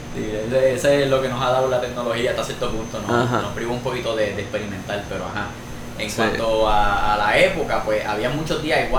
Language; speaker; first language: Spanish; native; Spanish